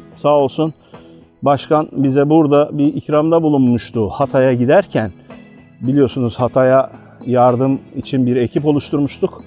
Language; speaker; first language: Turkish; native; Turkish